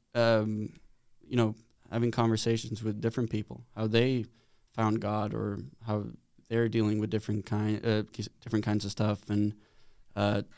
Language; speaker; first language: English; non-native, fluent; Swedish